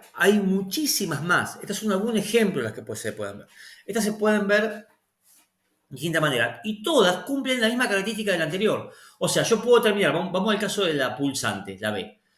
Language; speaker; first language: Spanish; native; Spanish